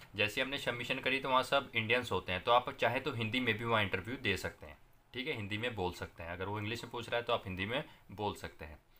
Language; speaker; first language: Hindi; non-native, local second language; Punjabi